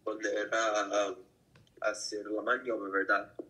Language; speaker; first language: Spanish; non-native, learner; Portuguese